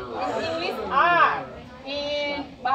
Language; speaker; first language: English; non-native, local second language; Indonesian